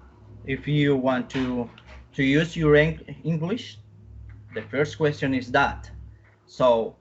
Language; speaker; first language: English; non-native, learner; Spanish